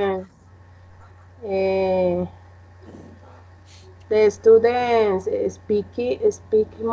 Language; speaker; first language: English; non-native, learner; Spanish